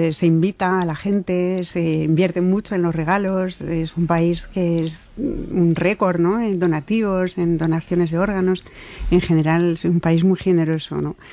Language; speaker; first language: Spanish; non-native, fluent; French